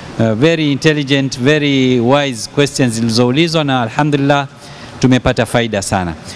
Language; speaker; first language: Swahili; native; Swahili